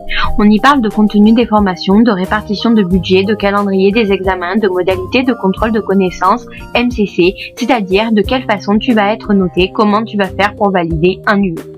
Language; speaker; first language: French; native; French